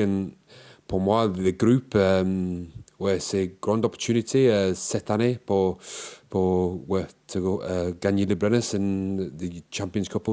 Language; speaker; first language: French; non-native, learner; English